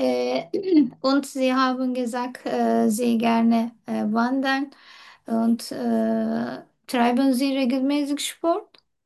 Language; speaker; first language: German; non-native, learner; Turkish